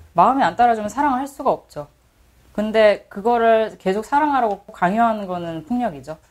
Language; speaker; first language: Korean; early bilingual, heritage; Korean